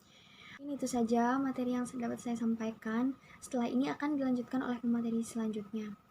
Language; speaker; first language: Indonesian; native; Indonesian